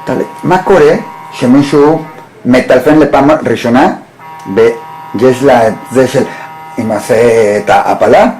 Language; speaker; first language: Hebrew; non-native, learner; Spanish